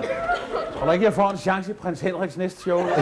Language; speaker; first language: Danish; native; Danish